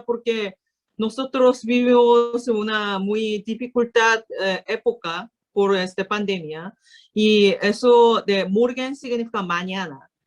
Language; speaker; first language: Spanish; non-native, learner; Korean